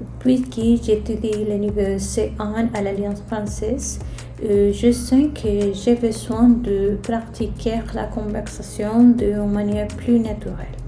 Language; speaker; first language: French; non-native, fluent; Spanish